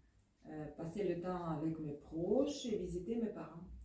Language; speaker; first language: French; non-native, fluent; Russian